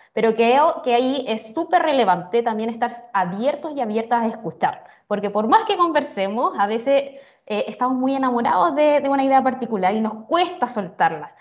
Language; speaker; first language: Spanish; native; Spanish